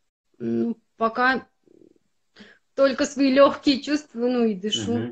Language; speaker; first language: Russian; native; Russian